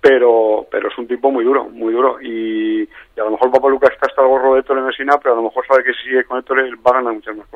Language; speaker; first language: Spanish; native; Spanish